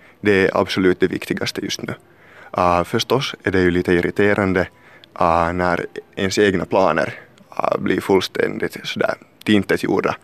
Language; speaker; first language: Swedish; native; Swedish